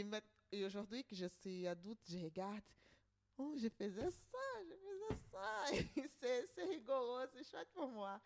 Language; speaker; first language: French; non-native, learner; Portuguese